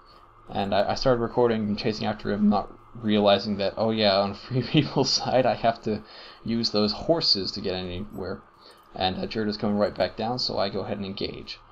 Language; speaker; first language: English; native; English